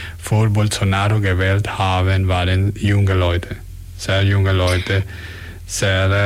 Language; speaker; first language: German; non-native, fluent; Spanish